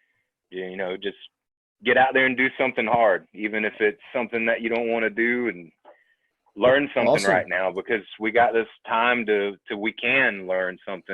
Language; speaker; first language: English; native; English